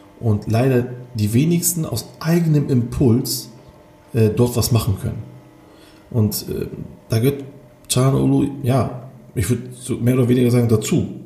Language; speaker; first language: German; early bilingual, other home language; Turkish